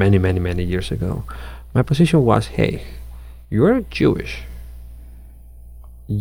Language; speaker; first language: English; non-native, fluent; Catalan